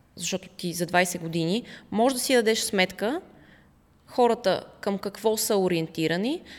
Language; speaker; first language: Bulgarian; early bilingual, other home language; Russian